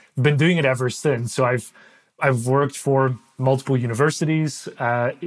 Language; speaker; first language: English; non-native, fluent; Dutch